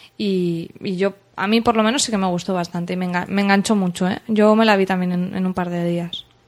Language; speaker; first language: Spanish; native; Spanish